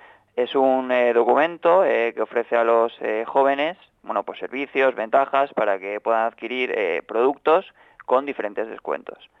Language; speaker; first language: Spanish; native; Spanish